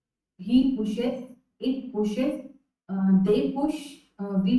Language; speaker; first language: English; non-native, learner; Hindi